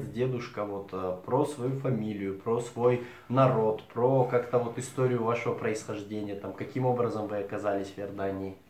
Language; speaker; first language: Russian; native; Russian